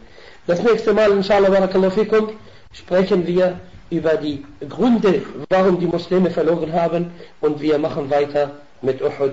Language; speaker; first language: German; non-native, fluent; Arabic